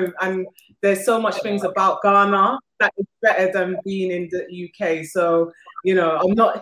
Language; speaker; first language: English; native; English